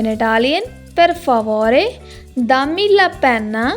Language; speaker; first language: Italian; non-native, learner; Hindi